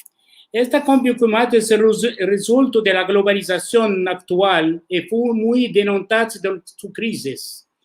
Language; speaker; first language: Spanish; non-native, learner; Arabic